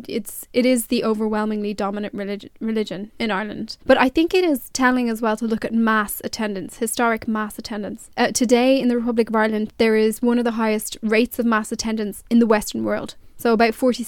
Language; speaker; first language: English; native; English